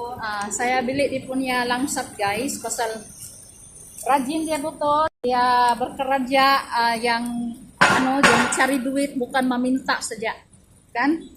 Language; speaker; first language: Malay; non-native, fluent; Filipino